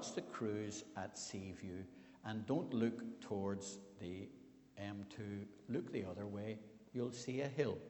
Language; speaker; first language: English; native; English